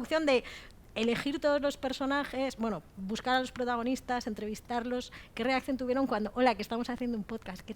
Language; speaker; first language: Spanish; native; Spanish